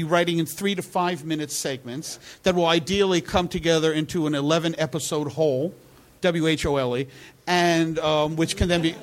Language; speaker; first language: English; native; English